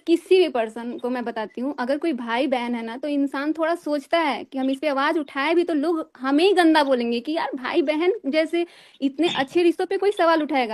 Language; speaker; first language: Hindi; native; Hindi